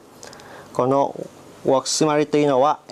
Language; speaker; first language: Japanese; non-native, learner; Vietnamese